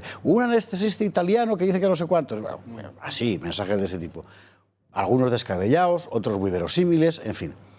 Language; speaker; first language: Spanish; native; Spanish